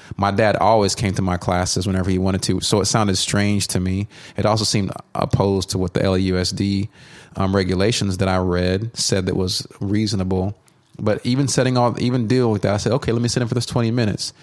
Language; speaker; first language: English; native; English